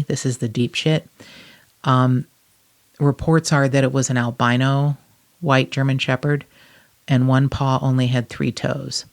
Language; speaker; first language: English; native; English